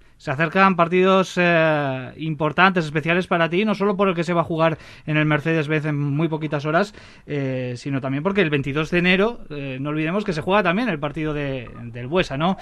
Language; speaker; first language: Spanish; native; Spanish